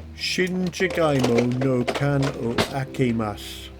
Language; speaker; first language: Japanese; non-native, learner; English